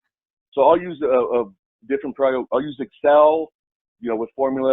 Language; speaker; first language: English; native; English